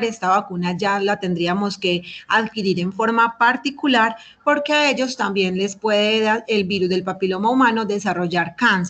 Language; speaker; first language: Spanish; native; Spanish